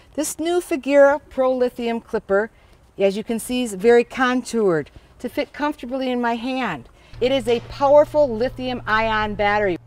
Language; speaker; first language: English; native; English